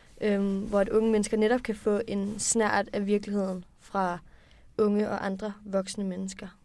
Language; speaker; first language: Danish; native; Danish